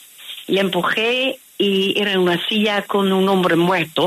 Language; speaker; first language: Spanish; non-native, fluent; Dutch